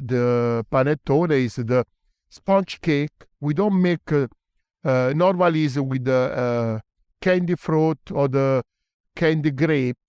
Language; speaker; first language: English; non-native, learner; Italian